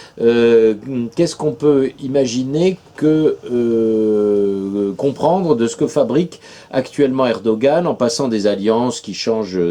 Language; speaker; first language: French; native; French